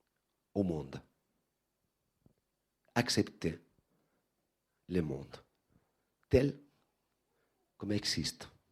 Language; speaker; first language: French; non-native, fluent; Spanish